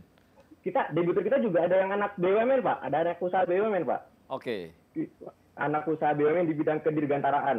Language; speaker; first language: Indonesian; native; Indonesian